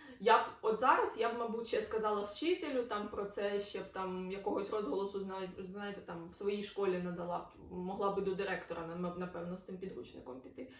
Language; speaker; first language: Ukrainian; non-native, local second language; Russian